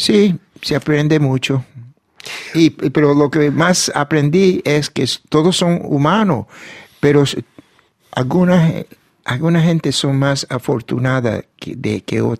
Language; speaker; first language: Spanish; early bilingual, heritage; Spanish